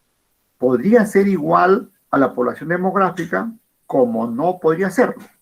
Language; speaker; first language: Spanish; native; Spanish